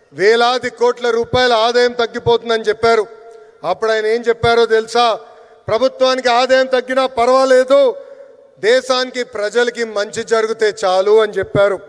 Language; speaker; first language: Telugu; native; Telugu